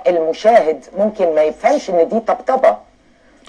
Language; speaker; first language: Arabic; native; Arabic